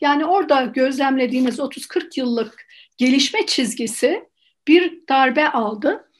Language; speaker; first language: Turkish; native; Turkish